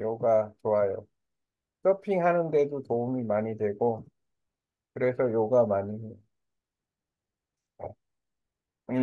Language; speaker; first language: Korean; non-native, learner; Vietnamese